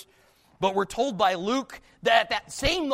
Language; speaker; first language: English; native; English